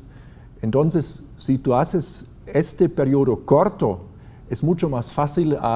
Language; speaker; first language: Spanish; non-native, fluent; German